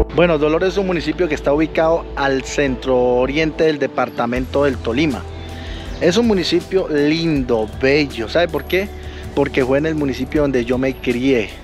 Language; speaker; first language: Spanish; native; Spanish